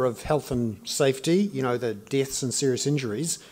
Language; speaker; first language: English; native; English